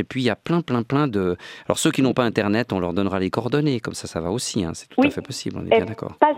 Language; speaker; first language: French; native; French